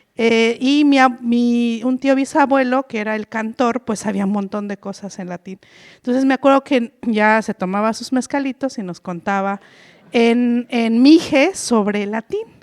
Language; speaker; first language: Spanish; non-native, local second language; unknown